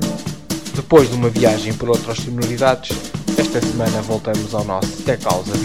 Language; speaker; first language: Portuguese; native; Portuguese